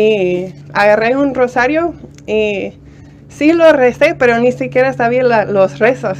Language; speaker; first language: Spanish; non-native, fluent; English